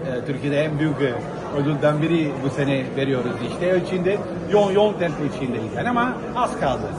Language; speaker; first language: Turkish; non-native, fluent; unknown